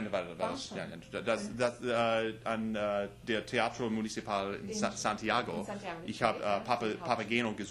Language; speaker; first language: German; non-native, learner; English